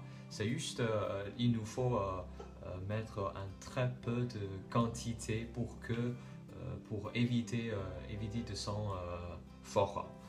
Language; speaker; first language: French; non-native, learner; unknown